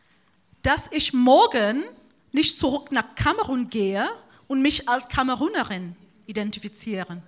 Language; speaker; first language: German; non-native, fluent; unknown